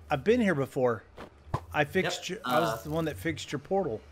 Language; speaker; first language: English; native; English